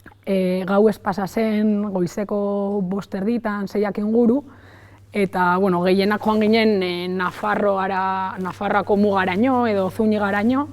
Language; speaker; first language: Basque; non-native, local second language; Spanish